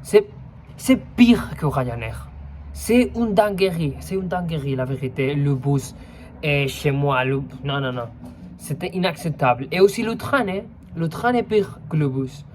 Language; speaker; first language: French; non-native, fluent; Spanish